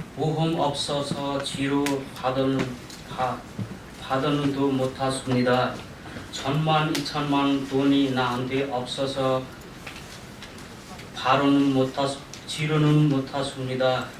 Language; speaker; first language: Korean; non-native, learner; Nepali